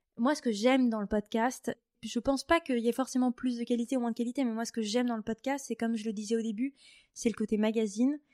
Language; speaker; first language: French; native; French